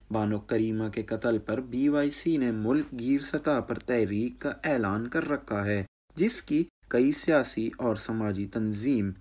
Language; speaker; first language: Urdu; non-native, local second language; Baluchi